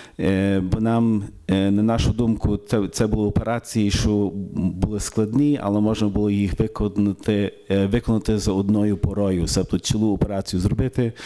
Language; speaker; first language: Ukrainian; early bilingual, heritage; Ukrainian